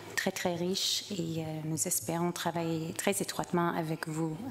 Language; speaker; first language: French; non-native, fluent; English